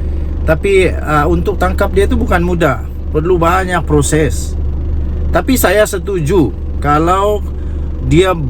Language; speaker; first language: Malay; native; Malay